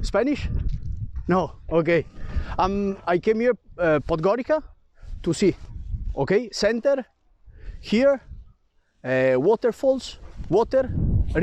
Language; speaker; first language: English; non-native, learner; Italian